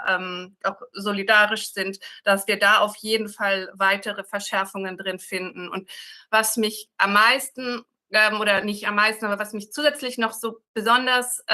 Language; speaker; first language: German; native; German